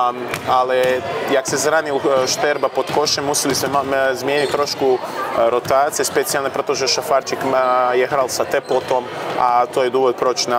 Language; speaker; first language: Czech; non-native, learner; Croatian